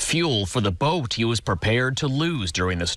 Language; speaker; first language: English; native; English